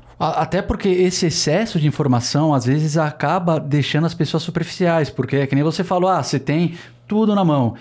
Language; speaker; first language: Portuguese; native; Portuguese